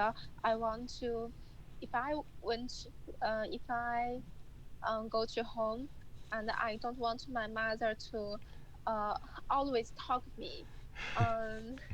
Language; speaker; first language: English; non-native, learner; Chinese